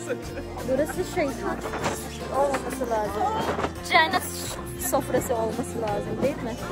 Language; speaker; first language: Turkish; non-native, fluent; Filipino